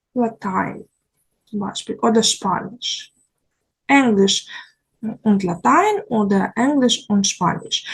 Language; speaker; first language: German; non-native, learner; Ukrainian